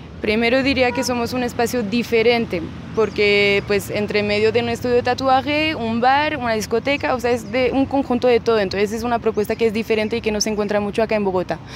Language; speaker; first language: Spanish; non-native, fluent; French